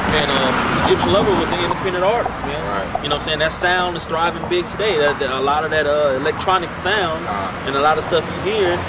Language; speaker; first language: English; native; English